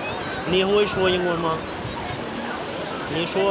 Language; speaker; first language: Chinese; non-native, learner; Central Kurdish